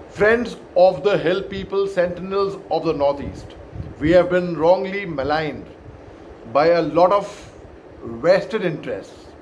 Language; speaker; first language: Hindi; native; Hindi